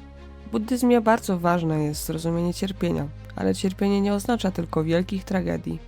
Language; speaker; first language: Polish; native; Polish